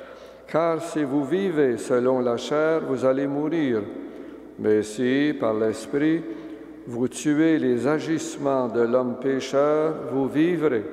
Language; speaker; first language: French; native; French